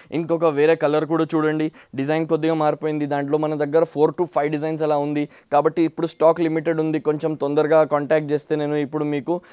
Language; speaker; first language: Telugu; non-native, local second language; Hindi